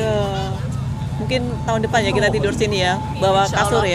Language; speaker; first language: Indonesian; native; Indonesian